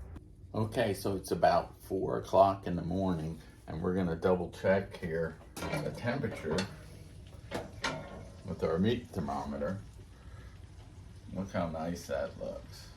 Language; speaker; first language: English; native; English